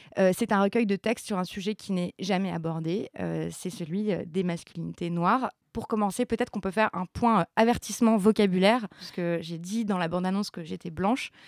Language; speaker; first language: French; native; French